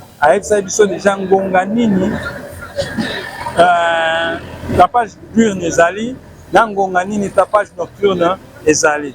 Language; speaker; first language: Lingala; native; Lingala